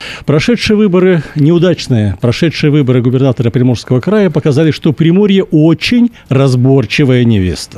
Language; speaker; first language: Russian; native; Russian